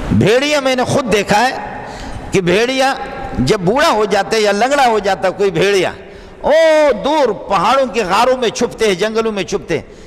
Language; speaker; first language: Urdu; non-native, local second language; Brahui